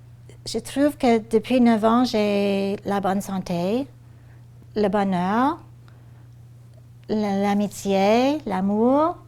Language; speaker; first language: French; non-native, fluent; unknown